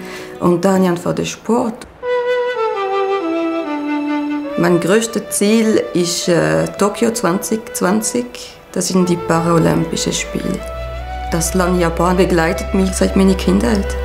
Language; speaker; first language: German; non-native, local second language; French